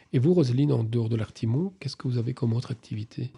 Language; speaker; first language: French; native; French